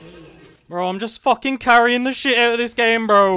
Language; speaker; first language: English; native; English